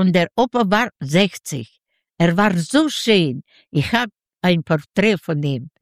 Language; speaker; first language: German; non-native, learner; Yiddish